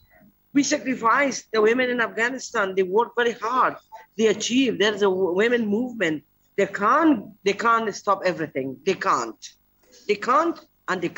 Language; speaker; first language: English; non-native, learner; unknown